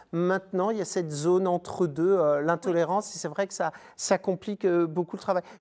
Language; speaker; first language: French; native; French